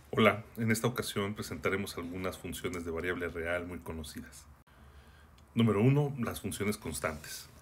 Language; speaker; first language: Spanish; native; Spanish